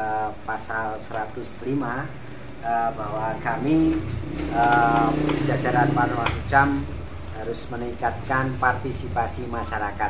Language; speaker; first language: Indonesian; native; Indonesian